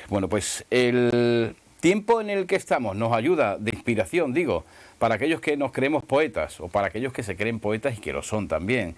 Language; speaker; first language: Spanish; native; Spanish